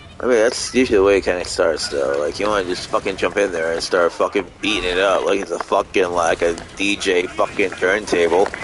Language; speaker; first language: English; native; English